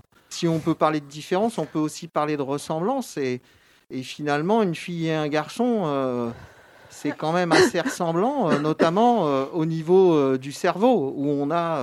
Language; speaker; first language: French; native; French